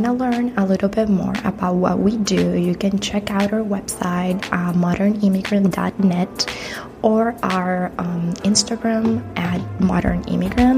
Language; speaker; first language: English; non-native, fluent; Spanish